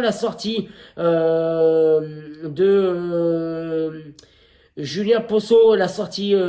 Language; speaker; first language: French; native; French